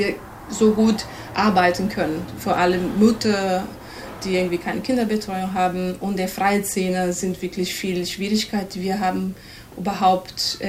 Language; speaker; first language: German; non-native, fluent; Portuguese